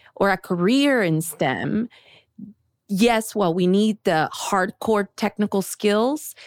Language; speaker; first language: English; early bilingual, other home language; Spanish